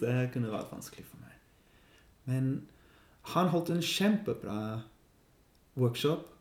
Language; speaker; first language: Norwegian; non-native, learner; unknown